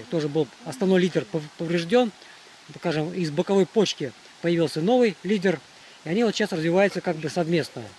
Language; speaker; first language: Russian; native; Russian